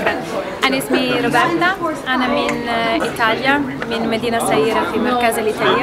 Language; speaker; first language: Arabic; non-native, learner; Italian